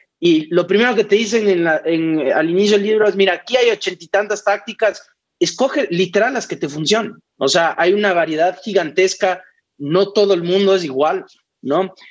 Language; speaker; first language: Spanish; native; Spanish